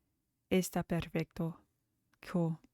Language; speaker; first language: Spanish; non-native, learner; English